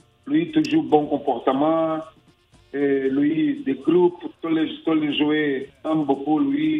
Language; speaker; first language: French; non-native, learner; Portuguese